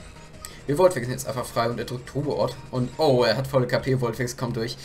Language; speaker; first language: German; native; German